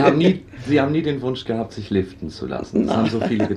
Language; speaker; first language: German; native; German